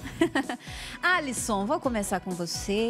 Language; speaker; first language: Portuguese; native; Portuguese